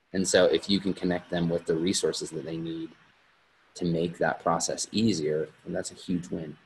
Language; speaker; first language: English; native; English